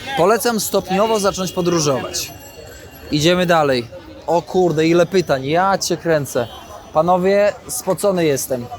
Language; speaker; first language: Polish; native; Polish